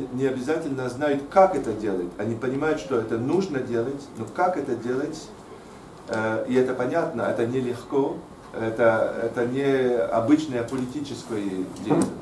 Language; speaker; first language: Russian; non-native, fluent; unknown